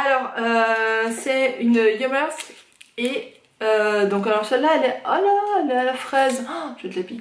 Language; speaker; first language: French; native; French